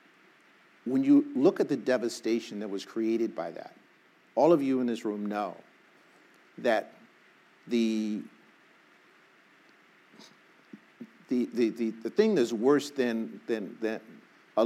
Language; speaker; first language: English; native; English